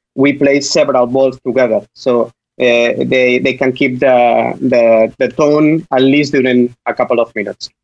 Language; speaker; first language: English; non-native, fluent; Spanish